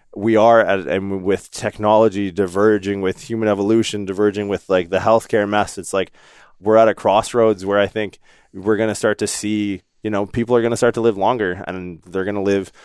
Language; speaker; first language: English; native; English